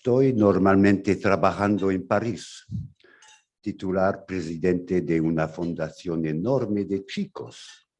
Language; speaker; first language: Spanish; non-native, fluent; English